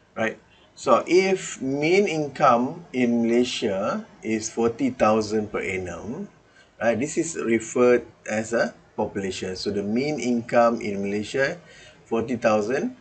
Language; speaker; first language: English; non-native, local second language; Malay